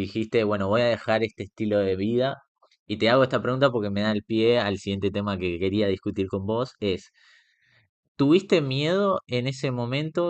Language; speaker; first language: Spanish; native; Spanish